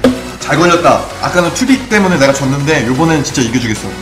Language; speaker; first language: Korean; native; Korean